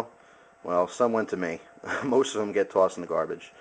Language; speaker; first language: English; native; English